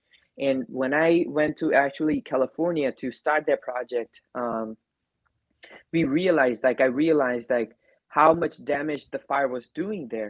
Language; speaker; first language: English; non-native, local second language; Gujarati